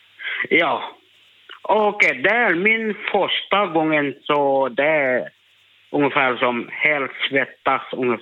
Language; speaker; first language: Swedish; non-native, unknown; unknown